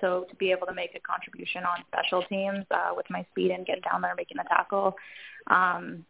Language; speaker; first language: English; native; English